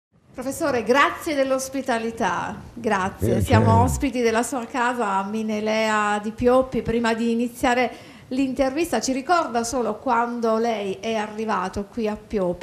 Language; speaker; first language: Italian; native; Italian